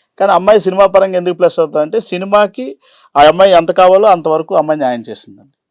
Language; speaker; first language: Telugu; native; Telugu